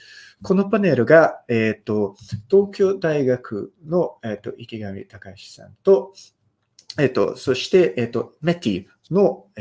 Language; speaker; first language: Japanese; non-native, fluent; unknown